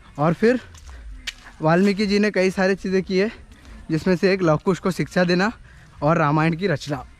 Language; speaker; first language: Hindi; native; Hindi